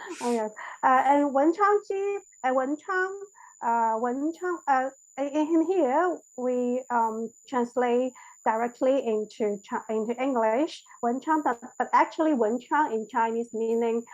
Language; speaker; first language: English; non-native, learner; Chinese